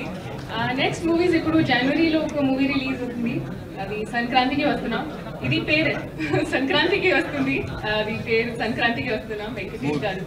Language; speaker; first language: Telugu; non-native, local second language; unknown